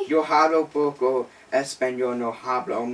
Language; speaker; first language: Spanish; non-native, learner; English